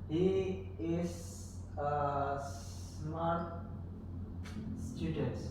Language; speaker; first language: English; non-native, learner; Indonesian